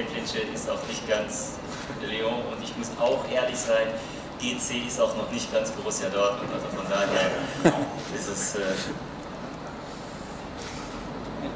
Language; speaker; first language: German; native; German